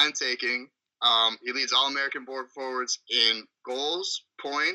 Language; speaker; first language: English; native; English